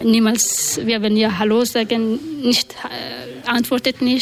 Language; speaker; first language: German; non-native, learner; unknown